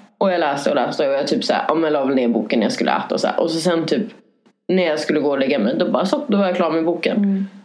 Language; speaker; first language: Swedish; native; Swedish